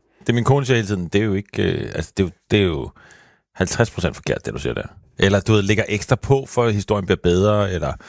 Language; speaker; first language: Danish; native; Danish